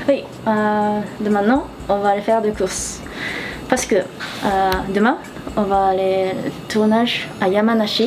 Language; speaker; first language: French; non-native, learner; Japanese